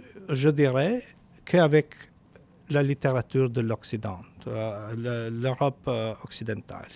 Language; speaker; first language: French; non-native, fluent; Albanian